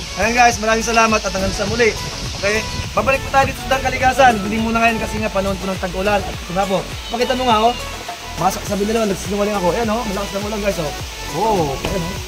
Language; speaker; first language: Filipino; non-native, local second language; Iloko